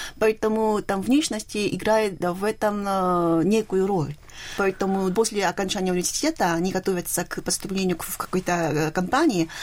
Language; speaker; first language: Russian; non-native, fluent; Korean